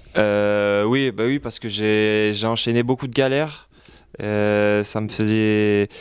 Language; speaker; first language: French; native; French